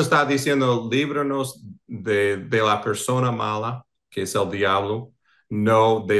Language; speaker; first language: Spanish; non-native, fluent; English